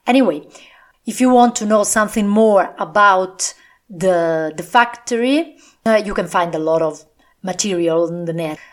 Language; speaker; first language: English; non-native, fluent; Italian